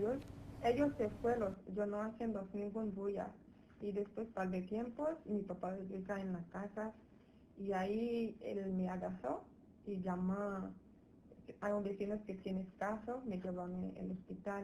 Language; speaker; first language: Spanish; non-native, learner; Haitian Creole